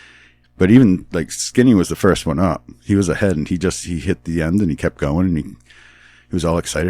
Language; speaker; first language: English; native; English